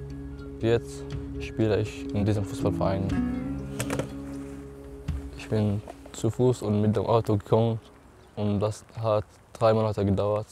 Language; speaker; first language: German; non-native, learner; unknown